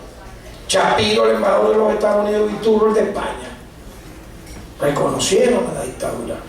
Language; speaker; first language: Spanish; native; Spanish